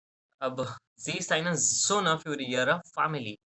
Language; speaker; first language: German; non-native, fluent; Hindi